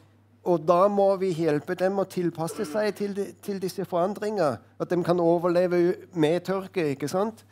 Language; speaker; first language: Norwegian; non-native, fluent; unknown